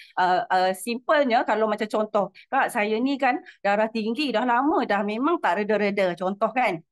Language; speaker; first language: Malay; native; Malay